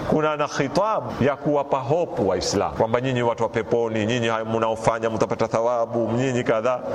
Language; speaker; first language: Swahili; native; Swahili